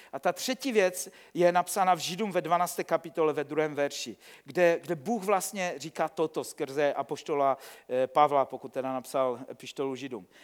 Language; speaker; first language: Czech; native; Czech